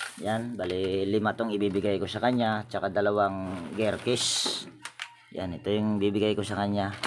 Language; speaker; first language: Filipino; native; Filipino